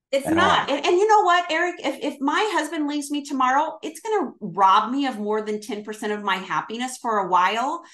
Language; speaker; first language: English; native; English